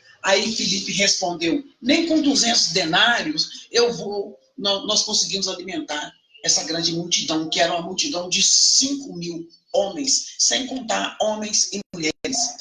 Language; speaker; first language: Portuguese; native; Portuguese